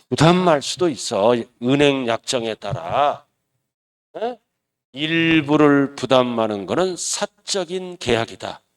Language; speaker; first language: Korean; native; Korean